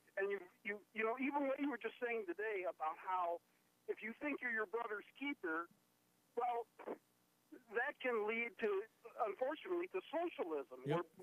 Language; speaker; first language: English; native; English